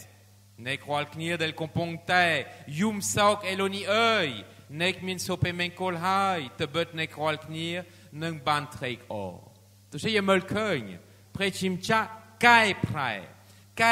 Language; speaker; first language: Khmer; non-native, fluent; French